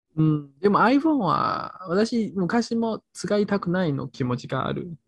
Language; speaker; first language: Japanese; non-native, learner; Chinese